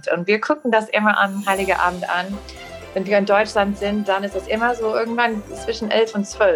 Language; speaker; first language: German; non-native, fluent; English